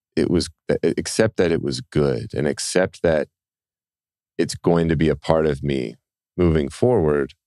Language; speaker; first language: English; native; English